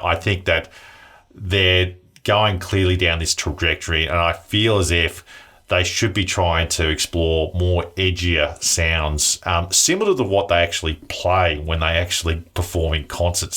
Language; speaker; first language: English; native; English